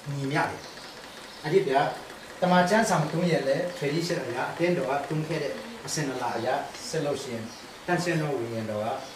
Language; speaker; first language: Burmese; non-native, local second language; Tedim Chin